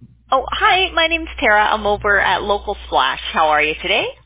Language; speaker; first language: English; native; English